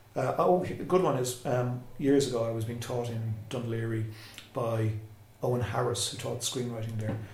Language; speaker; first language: English; native; English